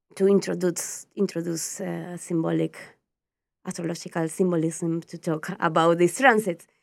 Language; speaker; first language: English; non-native, fluent; Spanish